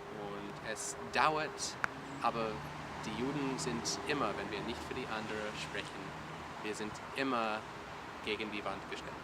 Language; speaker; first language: German; non-native, learner; English